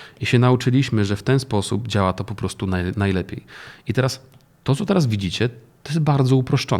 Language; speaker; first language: Polish; native; Polish